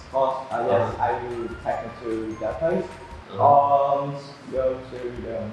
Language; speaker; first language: English; non-native, learner; Vietnamese